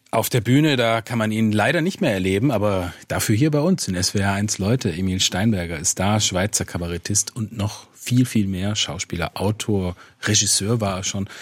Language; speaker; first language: German; native; German